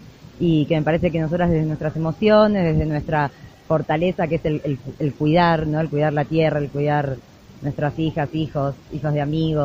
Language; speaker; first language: Spanish; native; Spanish